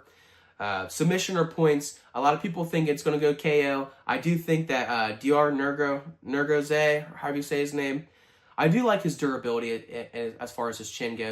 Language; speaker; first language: English; native; English